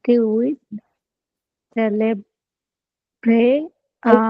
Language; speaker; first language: French; non-native, learner; Bangla